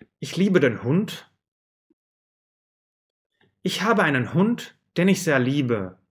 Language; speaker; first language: German; non-native, fluent; Russian